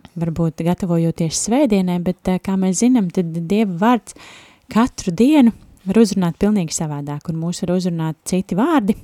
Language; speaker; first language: Latvian; native; Latvian